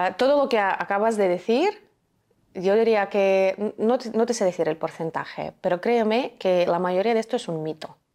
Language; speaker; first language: Spanish; non-native, fluent; Ukrainian